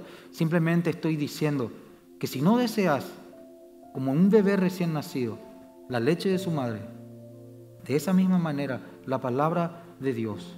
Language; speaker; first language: Spanish; native; Spanish